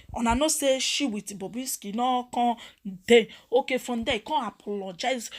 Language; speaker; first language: Nigerian Pidgin; non-native, local second language; Yoruba